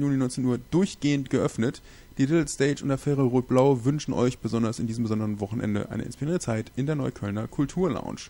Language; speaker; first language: German; native; German